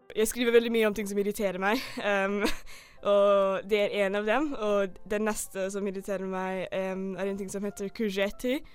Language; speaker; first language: Norwegian; non-native, fluent; English